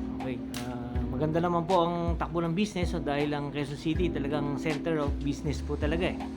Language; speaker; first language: Filipino; native; Filipino